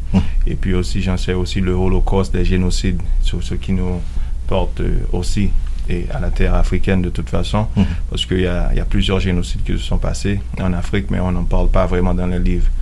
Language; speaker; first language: French; non-native, local second language; Haitian Creole